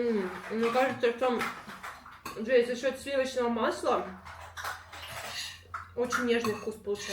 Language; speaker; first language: Russian; native; Russian